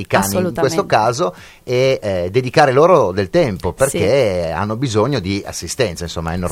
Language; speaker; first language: Italian; native; Italian